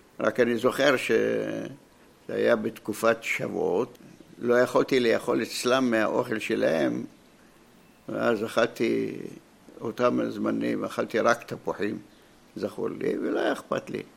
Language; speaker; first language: Hebrew; non-native, fluent; Arabic